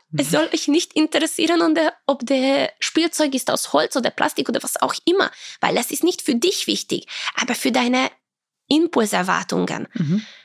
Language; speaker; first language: German; non-native, fluent; Croatian